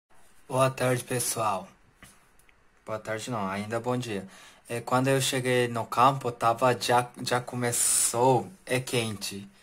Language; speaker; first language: Portuguese; non-native, learner; Japanese